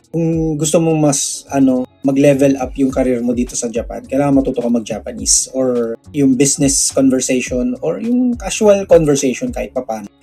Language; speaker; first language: Filipino; non-native, local second language; Cebuano